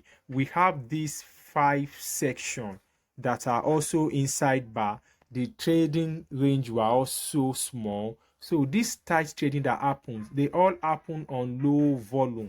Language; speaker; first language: English; native; English